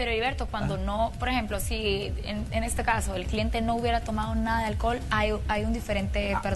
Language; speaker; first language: Spanish; native; Spanish